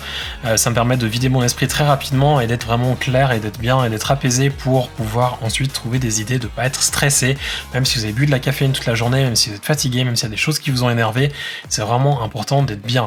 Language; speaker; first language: French; native; French